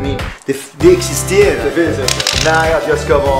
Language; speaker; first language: Swedish; early bilingual, other home language; Persian